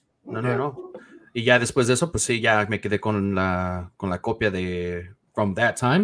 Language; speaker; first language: Spanish; early bilingual, other home language; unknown